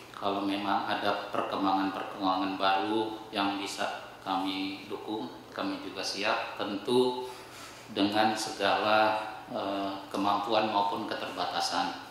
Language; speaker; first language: Indonesian; native; Indonesian